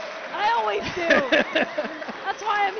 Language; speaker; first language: English; native; English